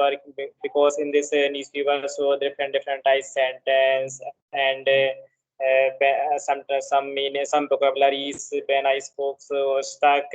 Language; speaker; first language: English; non-native, learner; Hindi